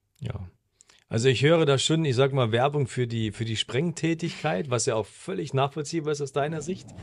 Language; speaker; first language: German; native; German